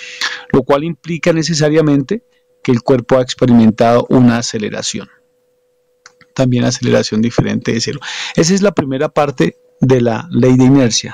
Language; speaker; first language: Spanish; native; Spanish